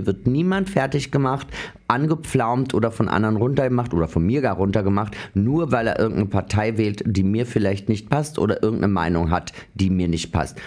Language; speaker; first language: German; native; German